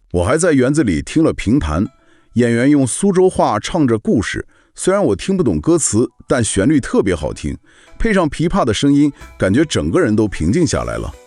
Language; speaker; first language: Chinese; non-native, fluent; English